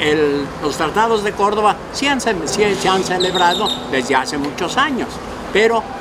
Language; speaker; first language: Spanish; native; Spanish